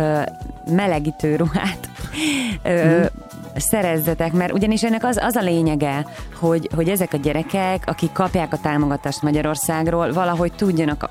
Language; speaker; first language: Hungarian; native; Hungarian